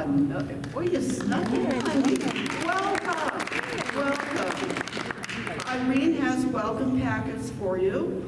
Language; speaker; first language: English; native; English